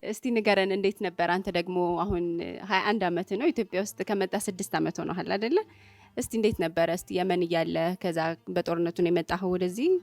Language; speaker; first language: Amharic; native; Amharic